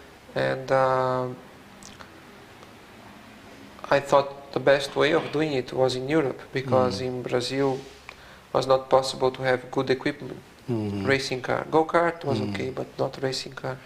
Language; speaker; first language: English; non-native, fluent; Portuguese